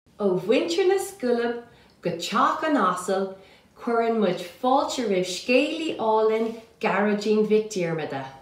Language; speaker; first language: Irish; native; Irish